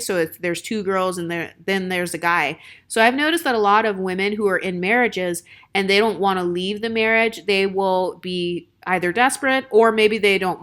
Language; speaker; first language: English; native; English